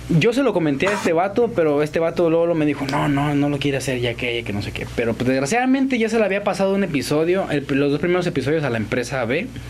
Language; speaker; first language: Spanish; native; Spanish